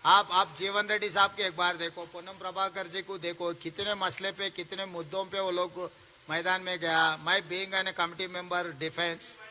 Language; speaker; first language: Hindi; non-native, local second language; Telugu